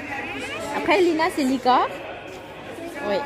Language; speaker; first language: French; non-native, learner; Vietnamese